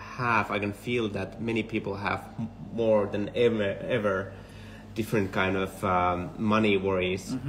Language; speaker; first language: English; non-native, fluent; Finnish